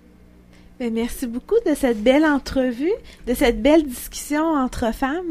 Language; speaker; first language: French; native; French